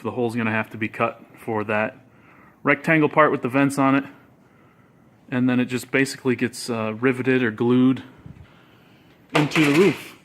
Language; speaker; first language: English; native; English